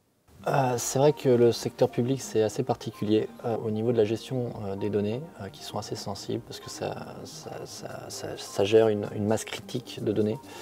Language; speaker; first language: French; native; French